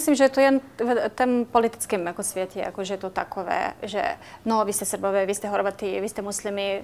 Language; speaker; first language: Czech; non-native, learner; Bosnian